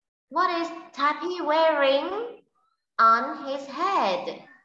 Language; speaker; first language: English; non-native, fluent; Vietnamese